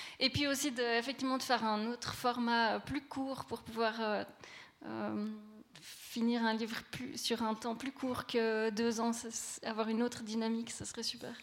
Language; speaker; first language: French; native; French